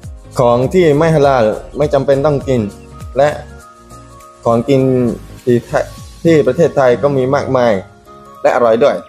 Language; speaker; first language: Thai; non-native, local second language; Malay